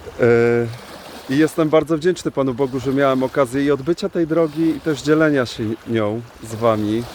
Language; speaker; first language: Polish; native; Polish